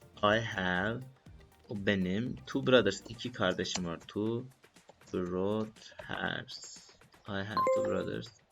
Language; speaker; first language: English; non-native, learner; Turkish